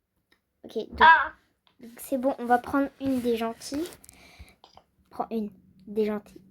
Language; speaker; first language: French; native; French